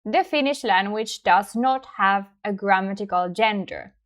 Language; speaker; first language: English; non-native, fluent; Finnish